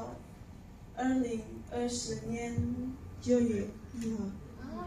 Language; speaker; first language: Chinese; non-native, learner; Indonesian